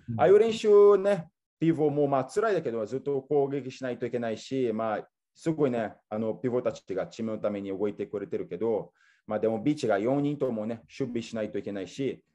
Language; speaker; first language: Japanese; non-native, fluent; Portuguese